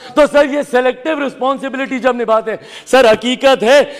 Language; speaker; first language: Hindi; native; Hindi